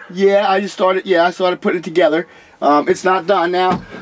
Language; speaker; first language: English; native; English